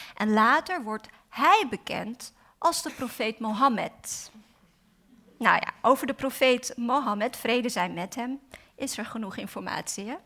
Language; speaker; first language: Dutch; native; Dutch